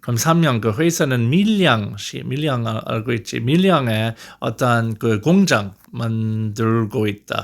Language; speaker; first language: Korean; non-native, learner; English